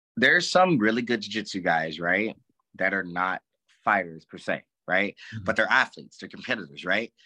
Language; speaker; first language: English; native; English